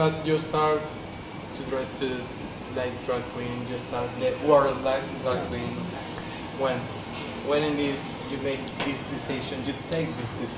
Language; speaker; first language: English; non-native, learner; Spanish